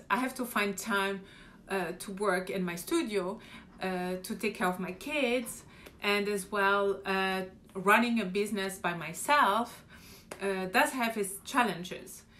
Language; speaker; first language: English; non-native, fluent; French